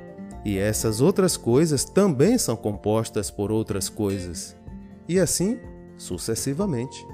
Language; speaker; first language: Portuguese; native; Portuguese